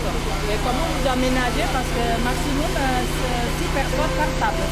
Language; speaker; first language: French; non-native, fluent; Indonesian